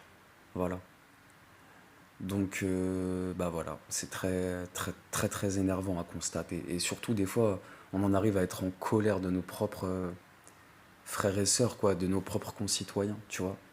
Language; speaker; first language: French; native; French